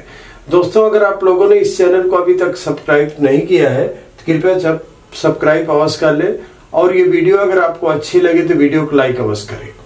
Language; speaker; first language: Hindi; native; Hindi